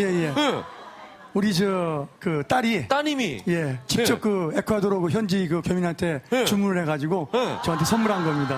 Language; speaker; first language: Korean; native; Korean